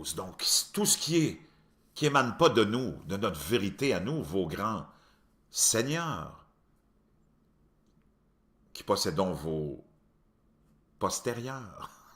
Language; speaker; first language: French; native; French